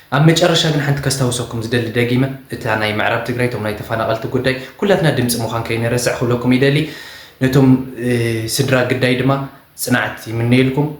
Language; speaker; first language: Tigrinya; native; Tigrinya